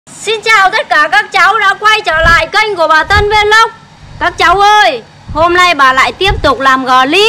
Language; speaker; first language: Vietnamese; native; Vietnamese